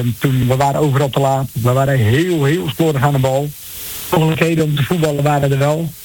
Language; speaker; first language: Dutch; native; Dutch